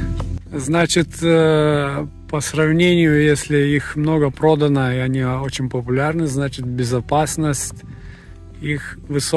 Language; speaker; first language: Russian; native; Russian